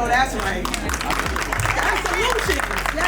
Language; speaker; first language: English; native; English